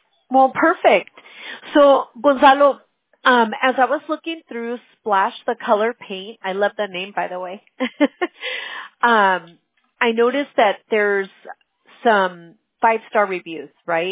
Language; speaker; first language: English; early bilingual, other home language; Spanish